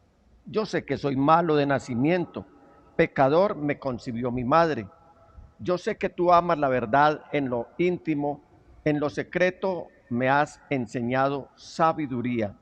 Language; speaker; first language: Spanish; native; Spanish